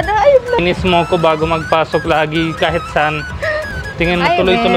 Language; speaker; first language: Filipino; non-native, learner; Punjabi